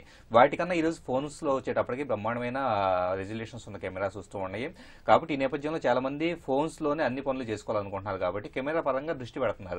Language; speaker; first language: Telugu; native; Telugu